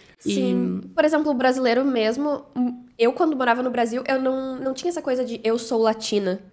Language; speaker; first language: Portuguese; native; Portuguese